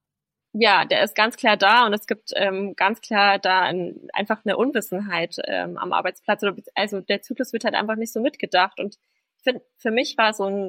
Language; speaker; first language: German; native; German